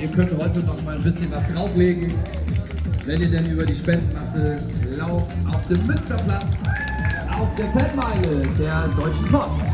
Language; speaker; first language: German; native; German